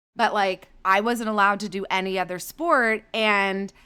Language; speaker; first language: English; native; English